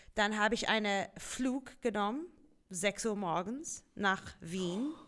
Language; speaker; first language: German; non-native, fluent; English